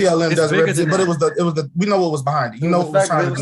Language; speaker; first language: English; native; English